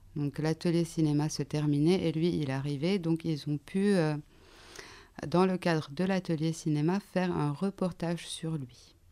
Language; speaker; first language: French; non-native, local second language; Arabic